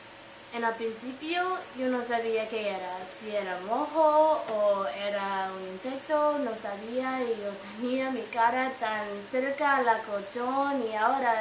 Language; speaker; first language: Spanish; non-native, fluent; English